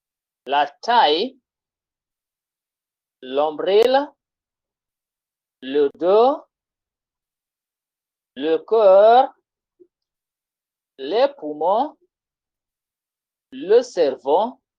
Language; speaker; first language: French; non-native, fluent; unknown